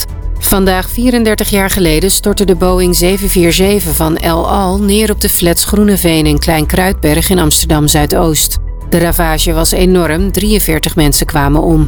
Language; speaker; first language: Dutch; native; Dutch